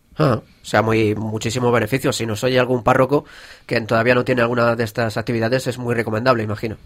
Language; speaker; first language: Spanish; native; Spanish